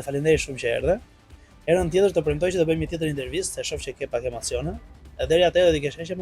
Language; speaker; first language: Albanian; native; Albanian